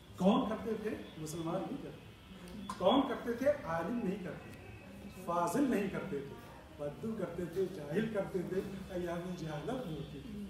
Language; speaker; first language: Urdu; native; Urdu